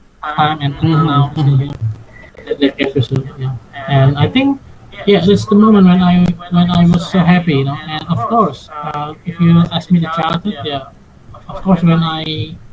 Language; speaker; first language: English; non-native, fluent; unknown